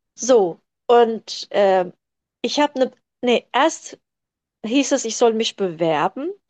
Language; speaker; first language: German; early bilingual, other home language; Turkish